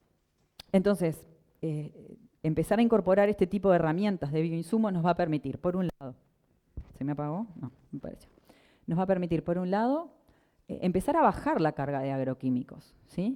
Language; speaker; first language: Spanish; native; Spanish